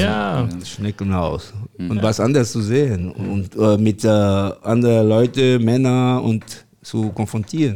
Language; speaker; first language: German; non-native, learner; French